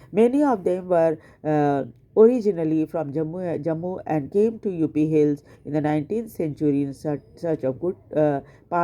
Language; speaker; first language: English; non-native, local second language; Hindi